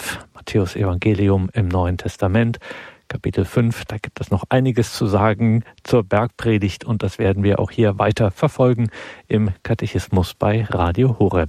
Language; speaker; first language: German; native; German